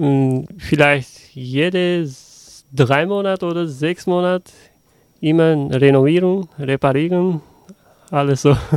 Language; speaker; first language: German; non-native, learner; Uzbek